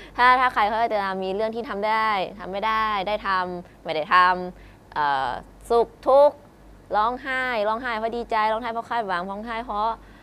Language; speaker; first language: Thai; native; Thai